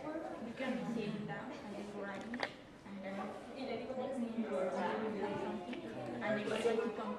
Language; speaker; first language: English; non-native, learner; Spanish